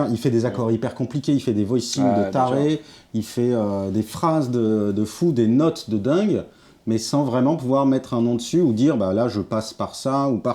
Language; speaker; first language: French; native; French